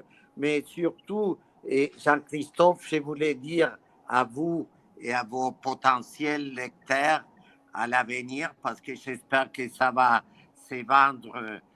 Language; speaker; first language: French; non-native, fluent; Spanish